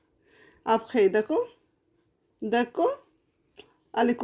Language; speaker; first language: French; non-native, learner; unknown